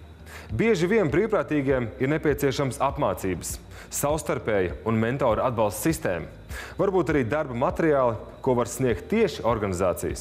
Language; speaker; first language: Latvian; native; Latvian